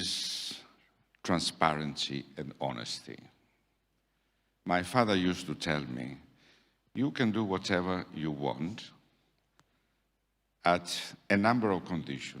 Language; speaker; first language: English; non-native, fluent; Italian